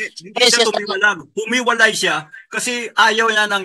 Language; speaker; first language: Filipino; native; Filipino